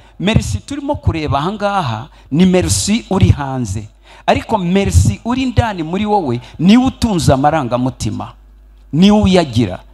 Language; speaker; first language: Kinyarwanda; early bilingual, heritage; Kinyarwanda